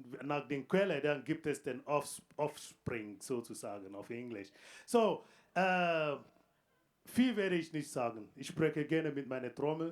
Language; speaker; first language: German; non-native, fluent; Igbo